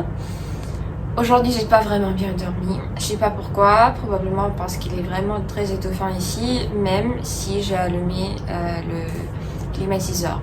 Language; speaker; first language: French; non-native, fluent; Russian